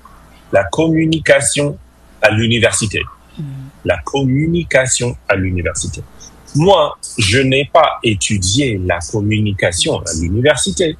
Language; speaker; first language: French; non-native, fluent; English